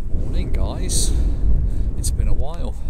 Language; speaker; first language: English; native; English